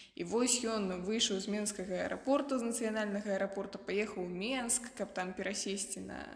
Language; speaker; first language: Belarusian; non-native, local second language; Russian